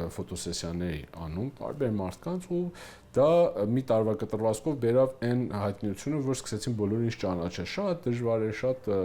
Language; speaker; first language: Armenian; early bilingual, heritage; Armenian